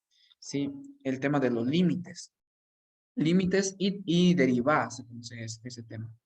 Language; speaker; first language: Spanish; native; Spanish